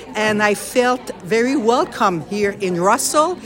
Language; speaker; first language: English; non-native, fluent; French